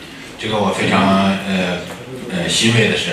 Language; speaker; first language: Polish; non-native, learner; Chinese